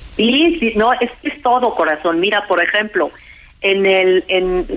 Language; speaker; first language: Spanish; native; Spanish